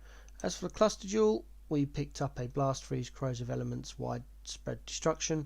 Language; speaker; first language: English; native; English